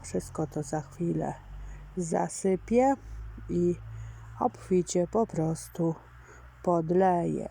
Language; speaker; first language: Polish; native; Polish